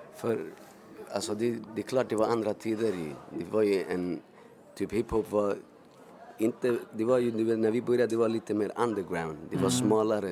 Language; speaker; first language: Swedish; early bilingual, other home language; Spanish